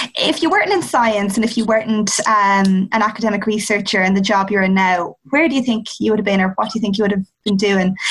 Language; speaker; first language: English; native; English